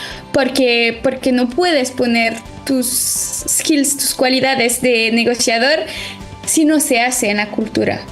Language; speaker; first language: Spanish; non-native, fluent; French